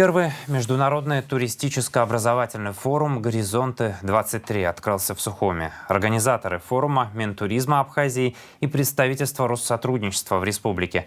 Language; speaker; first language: Russian; native; Russian